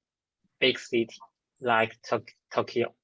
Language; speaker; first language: English; non-native, learner; Chinese